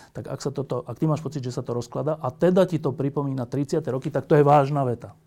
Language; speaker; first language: Slovak; native; Slovak